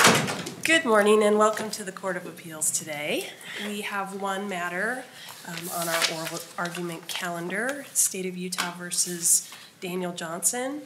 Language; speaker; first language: English; native; English